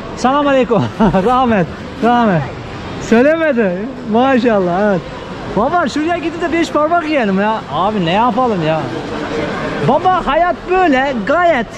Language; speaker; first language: Turkish; native; Turkish